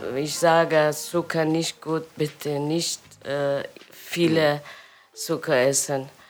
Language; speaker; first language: German; non-native, learner; Persian